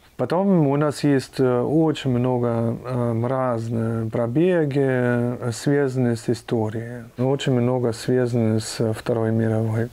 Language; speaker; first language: Russian; non-native, fluent; German